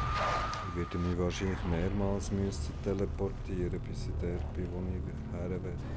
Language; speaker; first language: German; native; German